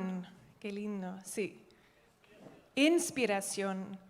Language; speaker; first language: Spanish; non-native, learner; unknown